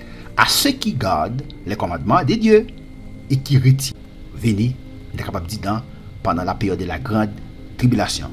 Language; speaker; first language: French; non-native, local second language; Haitian Creole